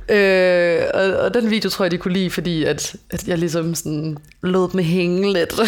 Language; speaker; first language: Danish; native; Danish